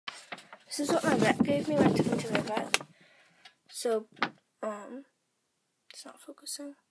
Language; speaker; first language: English; native; English